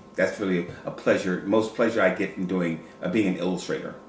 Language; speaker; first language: English; native; English